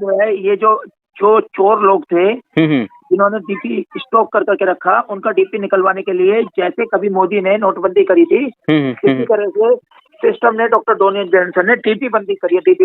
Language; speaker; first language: Hindi; native; Hindi